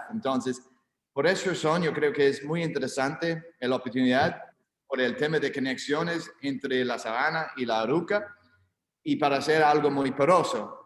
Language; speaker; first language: Spanish; non-native, learner; English